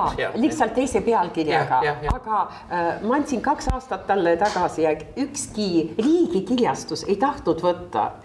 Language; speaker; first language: Estonian; non-native, local second language; Russian